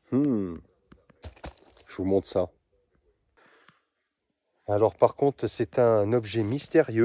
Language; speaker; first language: French; native; French